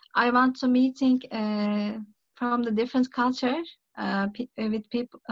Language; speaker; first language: English; non-native, learner; Turkish